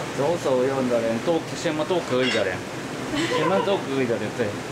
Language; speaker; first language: Chinese; non-native, learner; Japanese